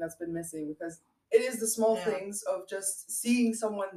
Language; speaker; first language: English; non-native, local second language; Dutch